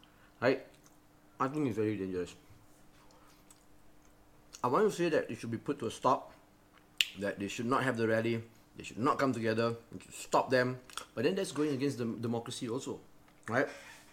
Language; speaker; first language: English; non-native, local second language; Malay